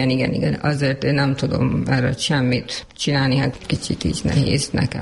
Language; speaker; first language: Hungarian; non-native, learner; Urdu